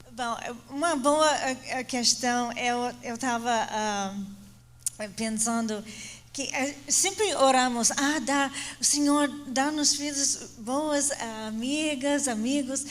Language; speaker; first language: Portuguese; non-native, fluent; English